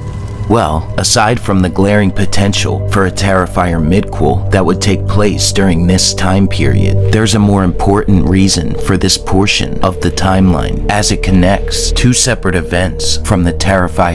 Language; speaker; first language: English; native; English